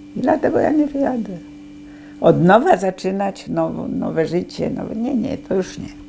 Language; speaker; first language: Polish; native; Polish